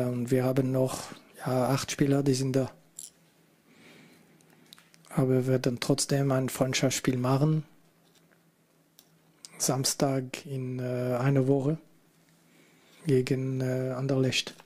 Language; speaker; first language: German; non-native, fluent; French